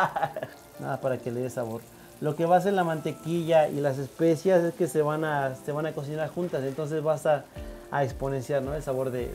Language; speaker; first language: Spanish; native; Spanish